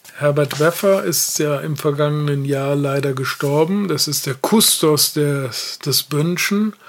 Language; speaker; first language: German; native; German